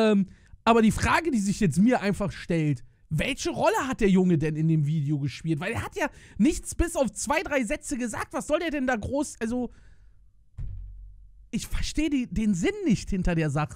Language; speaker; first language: German; native; German